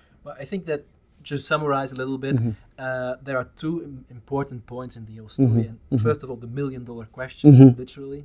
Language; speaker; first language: English; non-native, fluent; Dutch